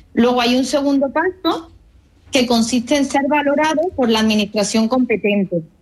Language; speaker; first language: Spanish; native; Spanish